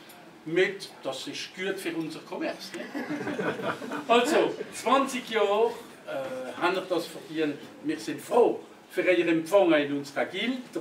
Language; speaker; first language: German; non-native, local second language; French